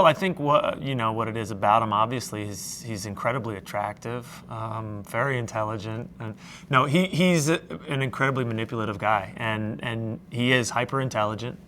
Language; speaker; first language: English; native; English